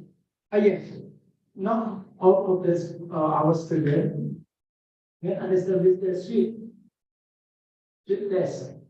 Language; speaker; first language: English; non-native, learner; Indonesian